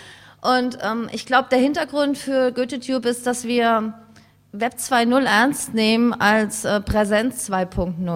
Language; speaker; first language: German; native; German